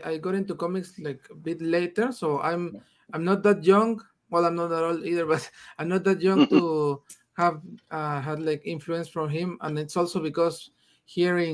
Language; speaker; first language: English; non-native, fluent; Spanish